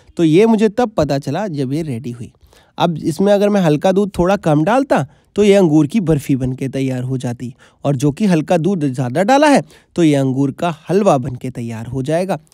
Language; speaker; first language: Hindi; native; Hindi